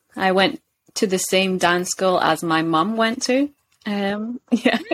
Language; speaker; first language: English; native; English